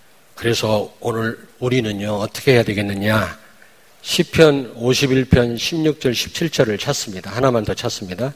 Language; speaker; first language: Korean; native; Korean